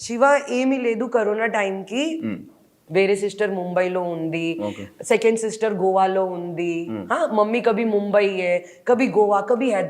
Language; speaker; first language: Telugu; non-native, local second language; Hindi